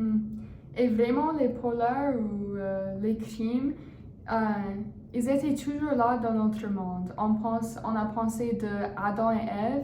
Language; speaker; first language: French; non-native, learner; English